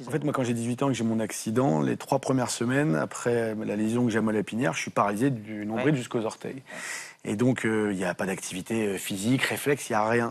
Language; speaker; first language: French; native; French